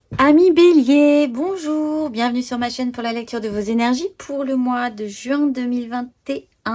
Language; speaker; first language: French; native; French